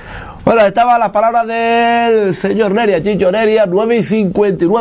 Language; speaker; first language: Spanish; native; Spanish